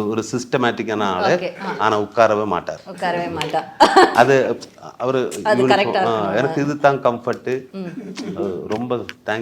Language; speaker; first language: Tamil; non-native, learner; Malayalam